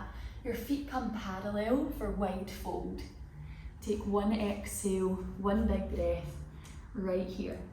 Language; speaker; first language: English; native; English